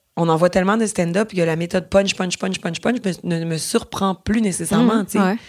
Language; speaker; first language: French; native; French